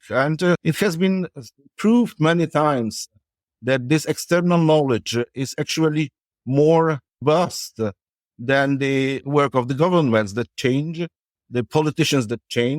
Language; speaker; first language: English; non-native, fluent; Polish